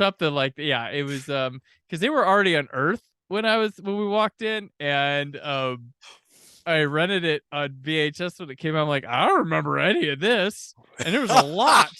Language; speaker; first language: English; native; English